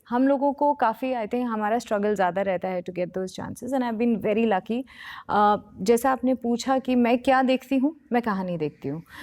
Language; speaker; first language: Hindi; native; Hindi